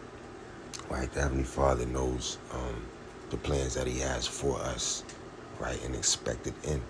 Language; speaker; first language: English; native; English